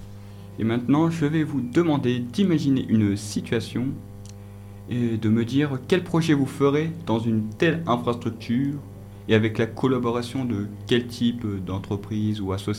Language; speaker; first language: French; native; French